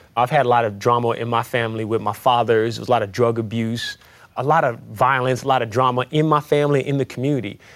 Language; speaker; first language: English; native; English